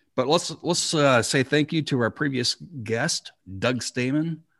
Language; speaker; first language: English; native; English